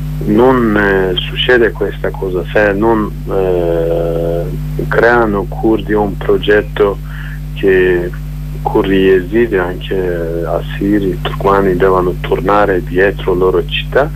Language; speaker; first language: Italian; non-native, learner; Kurdish